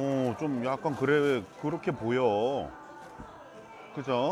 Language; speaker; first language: Korean; native; Korean